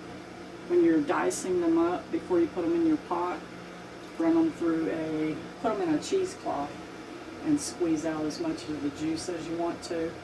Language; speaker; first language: English; native; English